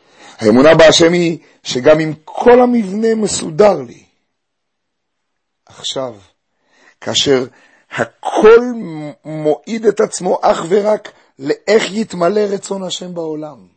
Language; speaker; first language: Hebrew; native; Hebrew